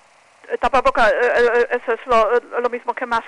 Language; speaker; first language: Spanish; non-native, fluent; Polish